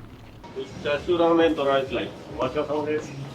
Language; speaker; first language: Japanese; native; Japanese